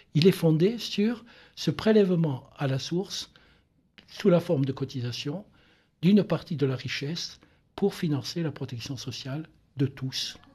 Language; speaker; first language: French; native; French